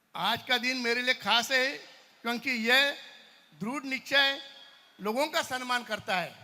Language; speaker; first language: Hindi; non-native, local second language; Marathi